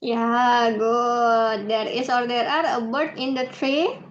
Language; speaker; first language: English; non-native, fluent; Indonesian